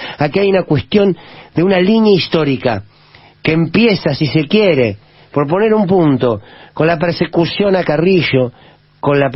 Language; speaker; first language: Spanish; native; Spanish